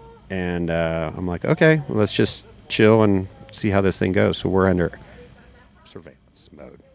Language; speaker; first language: English; native; English